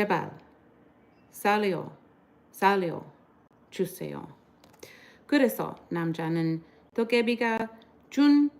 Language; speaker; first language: Korean; non-native, learner; English